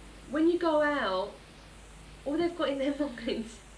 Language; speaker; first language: English; early bilingual, other home language; Greek